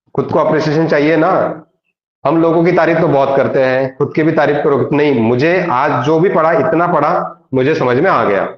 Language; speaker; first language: Hindi; non-native, local second language; Marathi